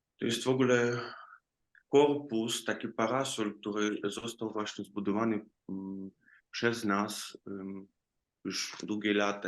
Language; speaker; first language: Polish; non-native, fluent; Ukrainian